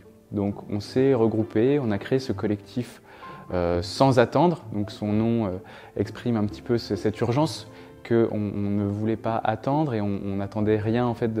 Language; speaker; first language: French; native; French